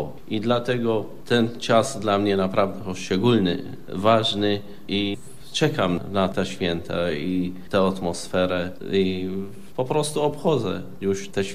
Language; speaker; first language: Polish; non-native, fluent; Arabic